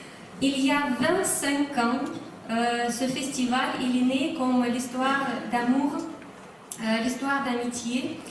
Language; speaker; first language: French; non-native, fluent; Russian